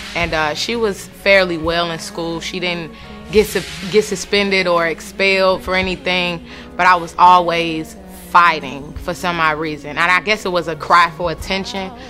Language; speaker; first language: English; native; English